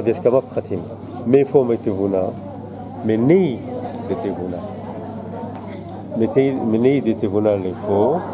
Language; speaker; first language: Hebrew; non-native, fluent; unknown